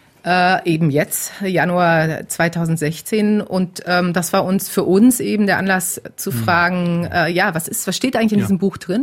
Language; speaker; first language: German; native; German